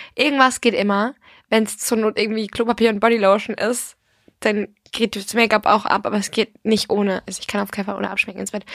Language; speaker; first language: German; non-native, fluent; English